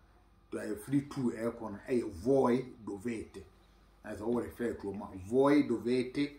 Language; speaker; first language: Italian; non-native, learner; Akan